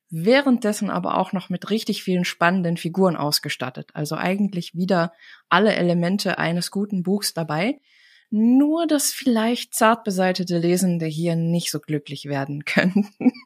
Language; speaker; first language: German; non-native, fluent; Estonian